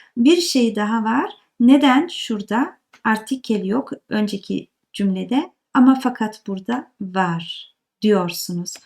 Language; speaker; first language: Turkish; native; Turkish